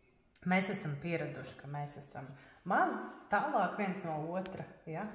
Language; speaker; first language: Latvian; native; Latvian